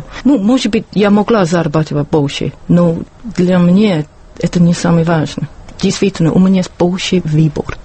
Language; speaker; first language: Russian; non-native, learner; English